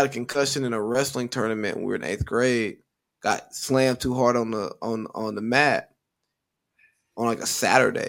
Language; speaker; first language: English; native; English